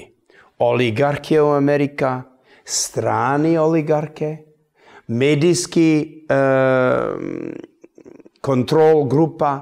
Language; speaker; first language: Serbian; early bilingual, heritage; English